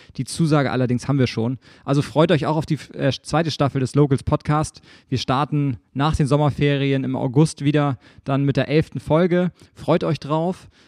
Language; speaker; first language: German; native; German